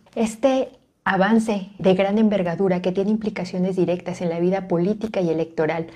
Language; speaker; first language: Spanish; native; Spanish